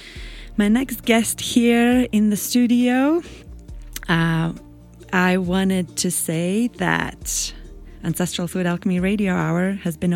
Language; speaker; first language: English; non-native, fluent; Latvian